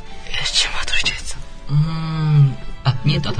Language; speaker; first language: Russian; non-native, learner; Japanese